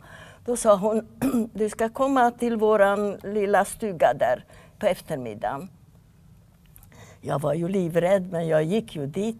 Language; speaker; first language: Swedish; non-native, fluent; Yiddish